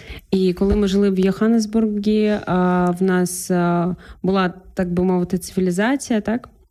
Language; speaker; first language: Ukrainian; native; Ukrainian